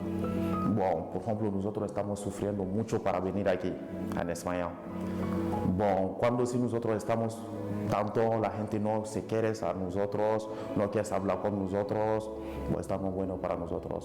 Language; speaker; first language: Spanish; non-native, learner; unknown